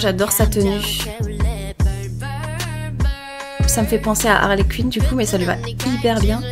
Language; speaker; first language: French; native; French